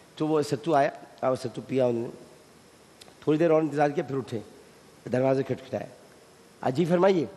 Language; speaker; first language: Urdu; native; Urdu